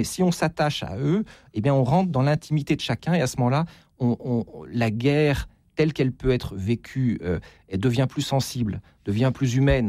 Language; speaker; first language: French; native; French